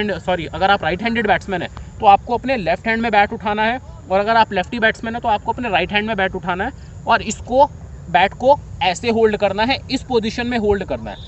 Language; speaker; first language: Hindi; native; Hindi